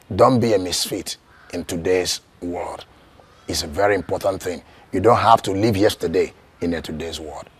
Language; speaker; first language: English; non-native, local second language; Igbo